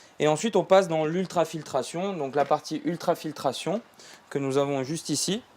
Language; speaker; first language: French; early bilingual, other home language; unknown